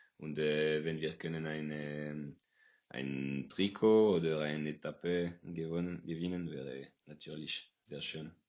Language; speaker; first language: German; non-native, local second language; French